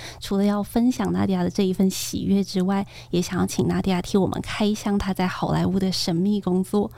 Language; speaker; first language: Chinese; native; Chinese